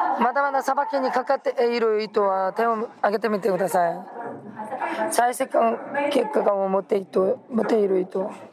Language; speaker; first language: Japanese; non-native, fluent; Korean